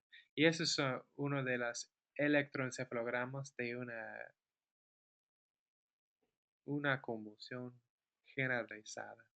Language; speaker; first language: Spanish; non-native, fluent; English